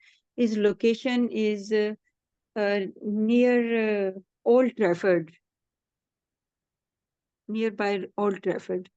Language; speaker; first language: English; non-native, learner; Urdu